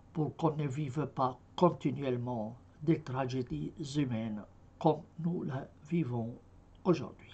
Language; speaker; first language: French; non-native, fluent; Arabic